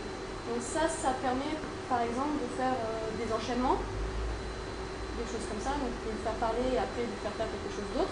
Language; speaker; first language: French; native; French